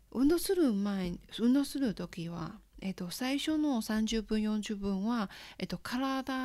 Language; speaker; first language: Japanese; non-native, fluent; Chinese